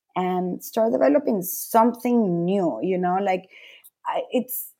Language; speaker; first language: English; non-native, fluent; Spanish